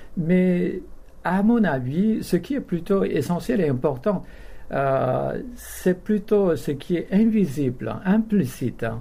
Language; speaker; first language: French; non-native, fluent; Korean